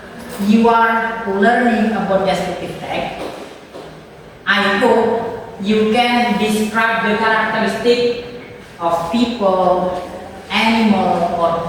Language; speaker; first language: English; non-native, fluent; Indonesian